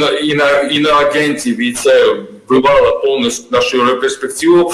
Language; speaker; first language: Ukrainian; non-native, fluent; Georgian